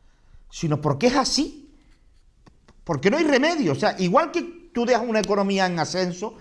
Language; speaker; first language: Spanish; native; Spanish